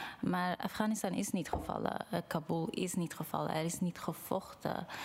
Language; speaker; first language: Dutch; non-native, fluent; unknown